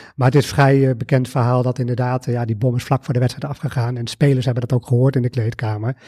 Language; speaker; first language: Dutch; native; Dutch